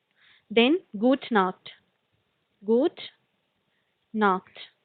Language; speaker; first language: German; non-native, learner; Hindi